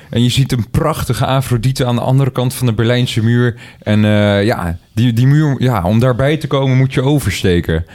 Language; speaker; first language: Dutch; native; Dutch